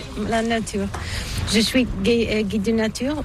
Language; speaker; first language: French; non-native, learner; Bulgarian